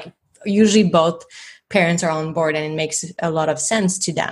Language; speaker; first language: English; non-native, fluent; French